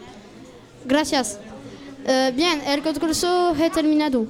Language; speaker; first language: Spanish; non-native, learner; French